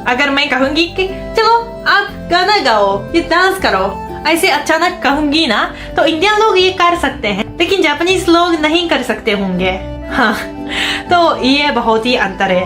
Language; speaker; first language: Hindi; non-native, fluent; Japanese